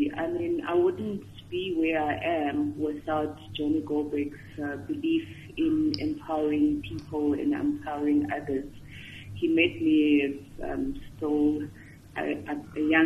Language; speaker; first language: English; non-native, local second language; Xhosa